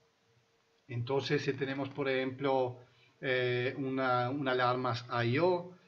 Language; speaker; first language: Spanish; non-native, fluent; Italian